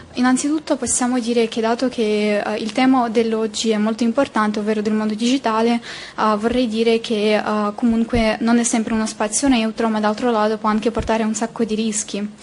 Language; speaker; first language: Italian; non-native, fluent; Ukrainian